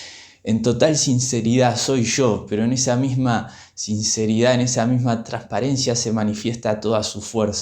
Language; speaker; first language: Spanish; native; Spanish